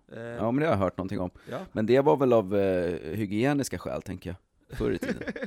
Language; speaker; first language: Swedish; native; Swedish